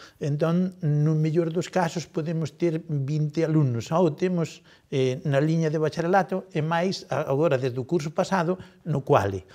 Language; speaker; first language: Galician; native; Galician